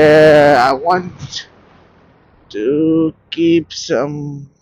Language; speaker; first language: English; non-native, local second language; Bangla